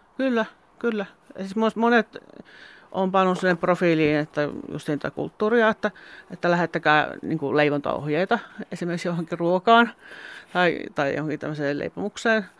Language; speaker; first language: Finnish; native; Finnish